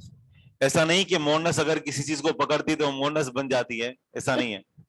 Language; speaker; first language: Urdu; native; Urdu